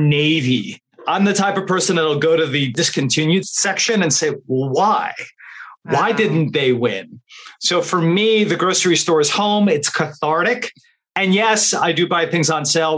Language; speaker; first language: English; native; English